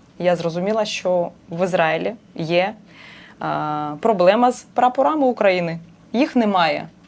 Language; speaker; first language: Ukrainian; non-native, local second language; Russian